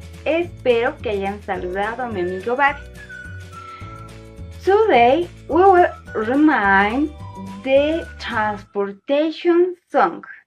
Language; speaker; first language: Spanish; native; Spanish